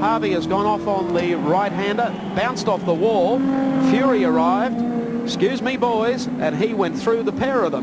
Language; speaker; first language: English; native; English